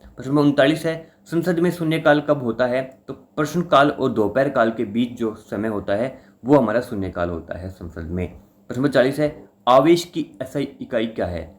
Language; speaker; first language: Hindi; native; Hindi